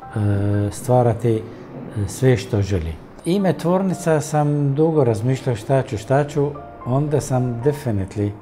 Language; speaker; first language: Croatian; non-native, fluent; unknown